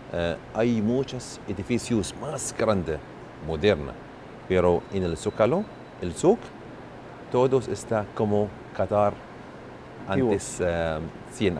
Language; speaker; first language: Spanish; non-native, learner; Arabic